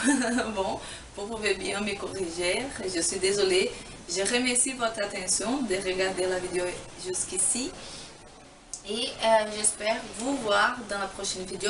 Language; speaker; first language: French; non-native, fluent; Portuguese